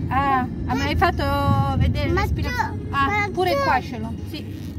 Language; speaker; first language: Italian; non-native, learner; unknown